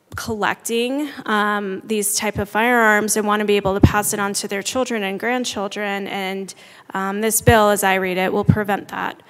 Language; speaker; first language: English; native; English